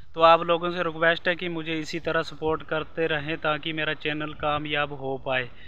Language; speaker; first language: Hindi; native; Hindi